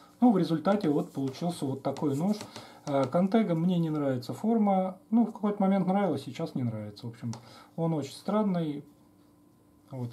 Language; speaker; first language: Russian; native; Russian